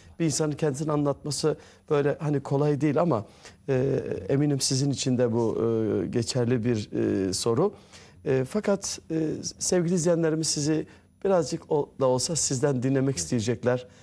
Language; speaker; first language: Turkish; native; Turkish